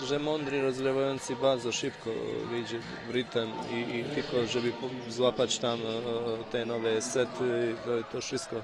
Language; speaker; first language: Polish; non-native, fluent; Bosnian